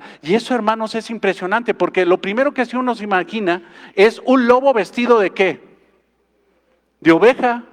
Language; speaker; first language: Spanish; native; Spanish